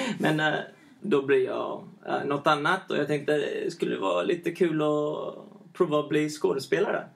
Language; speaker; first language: Swedish; early bilingual, heritage; Swedish